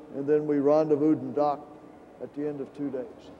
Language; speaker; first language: English; native; English